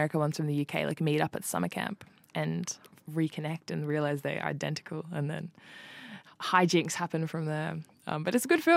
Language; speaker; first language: English; native; English